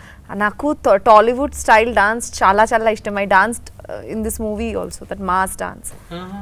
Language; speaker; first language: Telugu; non-native, learner; Bangla